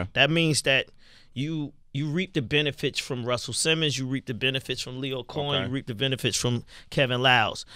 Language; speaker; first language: English; native; English